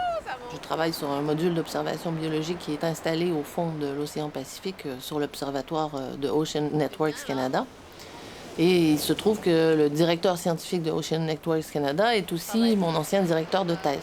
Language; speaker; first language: French; native; French